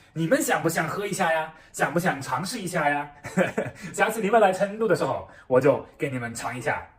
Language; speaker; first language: Chinese; non-native, fluent; German